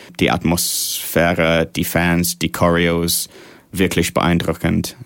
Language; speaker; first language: German; non-native, fluent; English